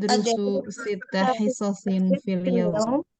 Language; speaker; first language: Arabic; non-native, learner; Indonesian